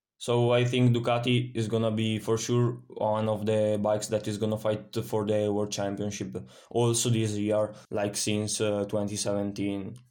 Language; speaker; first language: English; non-native, fluent; Italian